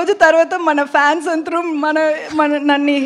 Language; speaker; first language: Telugu; non-native, learner; Tamil